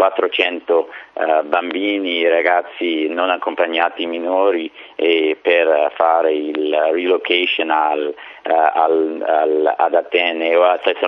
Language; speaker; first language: Italian; non-native, fluent; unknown